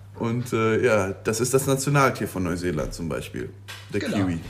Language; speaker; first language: German; non-native, local second language; Luxembourgish